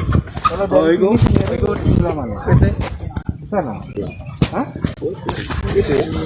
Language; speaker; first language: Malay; non-native, local second language; Javanese